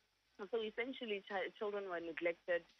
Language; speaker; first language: English; non-native, local second language; Tswana